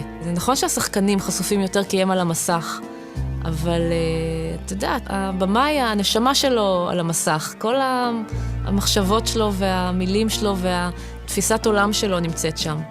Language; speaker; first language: Hebrew; native; Hebrew